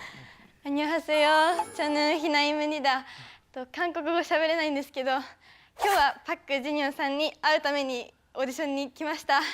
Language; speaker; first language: Japanese; native; Japanese